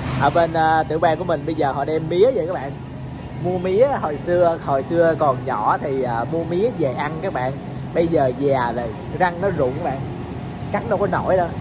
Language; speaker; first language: Vietnamese; native; Vietnamese